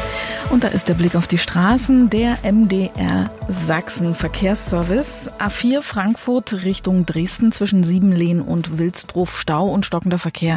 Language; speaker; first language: German; native; German